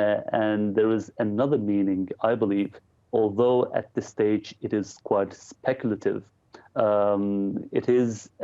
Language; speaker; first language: English; non-native, fluent; Turkish